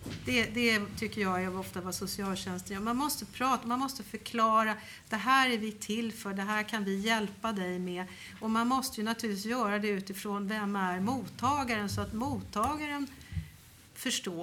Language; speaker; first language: Swedish; native; Swedish